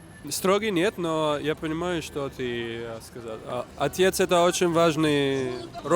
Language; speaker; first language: Russian; non-native, learner; Arabic